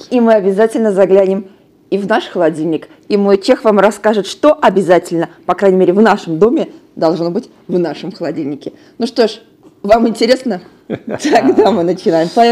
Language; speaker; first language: Russian; native; Russian